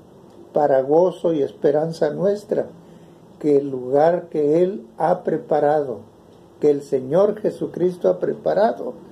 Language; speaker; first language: Spanish; native; Spanish